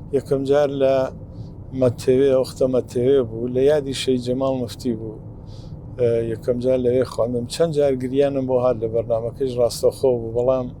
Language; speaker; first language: Central Kurdish; native; Central Kurdish